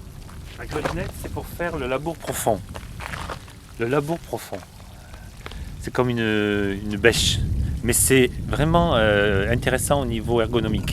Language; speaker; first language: French; native; French